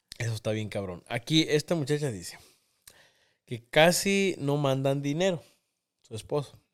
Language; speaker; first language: Spanish; native; Spanish